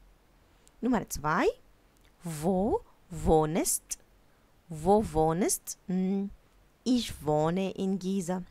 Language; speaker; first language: German; non-native, learner; Arabic